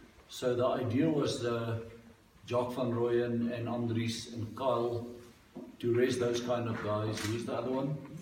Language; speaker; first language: English; non-native, local second language; Afrikaans